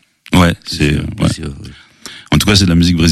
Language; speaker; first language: French; native; French